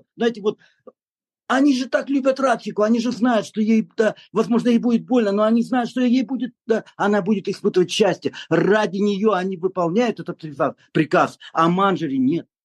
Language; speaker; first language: Russian; native; Russian